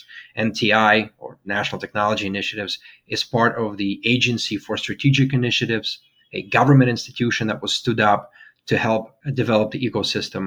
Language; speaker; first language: English; non-native, fluent; Russian